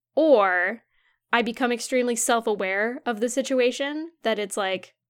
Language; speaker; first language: English; early bilingual, other home language; Ukrainian